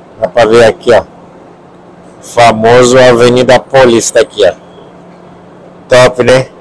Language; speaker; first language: Portuguese; non-native, learner; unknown